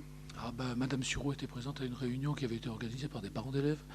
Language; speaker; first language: French; native; French